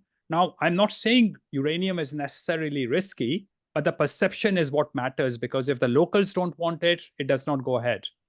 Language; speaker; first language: English; non-native, fluent; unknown